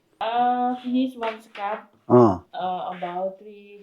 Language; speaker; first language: English; non-native, local second language; Chinese